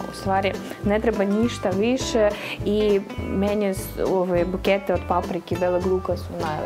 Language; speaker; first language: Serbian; non-native, fluent; Russian